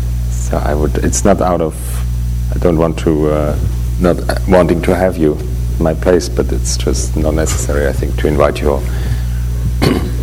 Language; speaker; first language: English; non-native, fluent; German